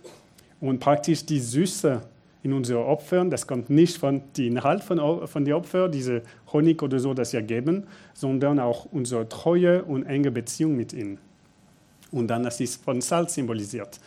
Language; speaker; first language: German; non-native, fluent; French